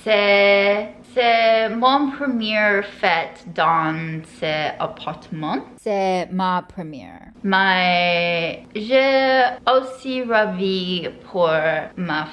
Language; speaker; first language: French; non-native, learner; English